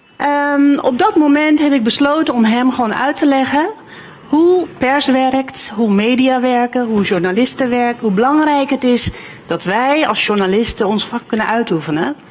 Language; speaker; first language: Dutch; early bilingual, other home language; Turkish